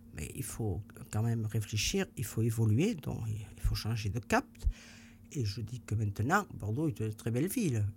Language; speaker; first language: French; native; French